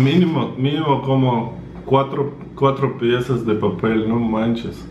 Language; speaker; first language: Spanish; non-native, fluent; Russian